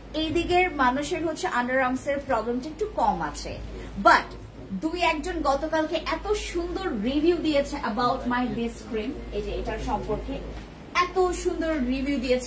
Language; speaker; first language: Bangla; non-native, local second language; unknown